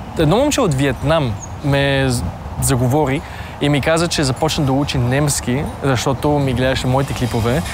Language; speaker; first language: Bulgarian; early bilingual, heritage; Bulgarian